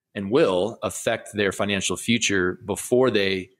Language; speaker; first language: English; native; English